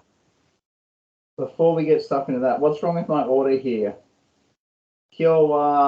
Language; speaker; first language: English; non-native, learner; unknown